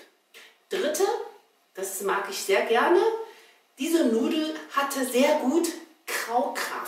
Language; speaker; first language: German; non-native, learner; Chinese